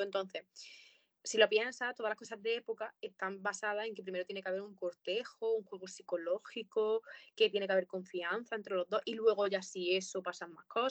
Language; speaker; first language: Spanish; native; Spanish